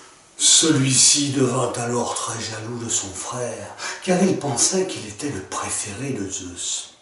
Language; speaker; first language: French; native; French